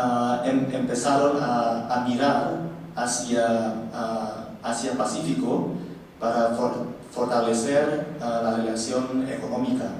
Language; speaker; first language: Spanish; non-native, learner; Indonesian